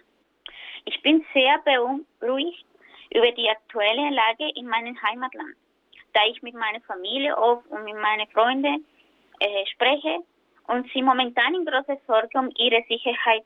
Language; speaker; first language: German; non-native, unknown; Spanish